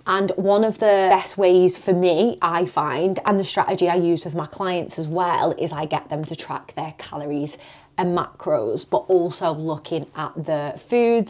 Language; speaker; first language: English; native; English